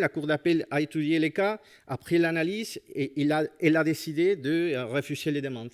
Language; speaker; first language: French; non-native, fluent; Spanish